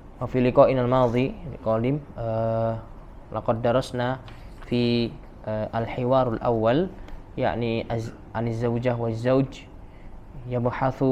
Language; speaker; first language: Arabic; non-native, fluent; Indonesian